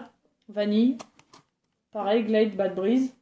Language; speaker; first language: French; native; French